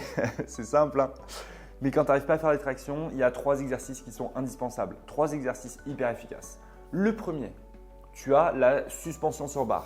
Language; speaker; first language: French; native; French